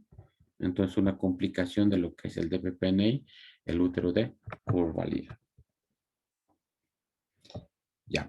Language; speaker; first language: Spanish; native; Spanish